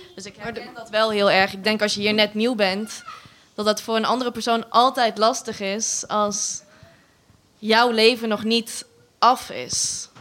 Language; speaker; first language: Dutch; non-native, fluent; Arabic